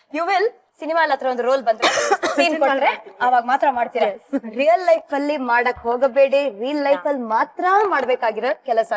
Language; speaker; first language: Kannada; native; Kannada